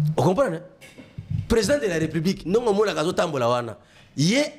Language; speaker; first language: French; non-native, local second language; Lingala